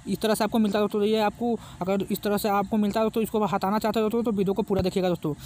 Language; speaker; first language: Hindi; native; Hindi